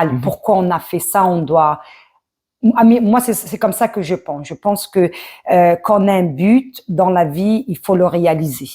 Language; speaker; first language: French; early bilingual, other home language; Arabic